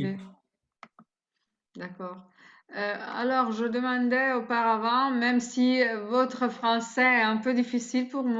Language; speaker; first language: French; non-native, fluent; Italian